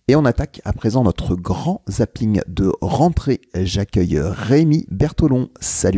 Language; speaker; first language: French; native; French